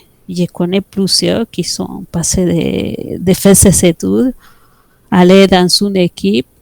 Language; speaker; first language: French; non-native, fluent; Spanish